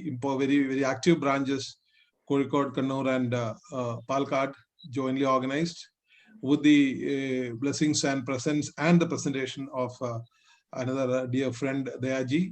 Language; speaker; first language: English; non-native, local second language; Malayalam